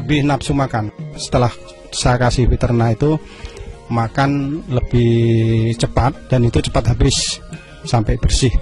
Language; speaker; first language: Indonesian; non-native, local second language; Javanese